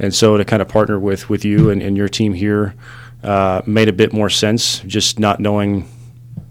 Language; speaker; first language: English; native; English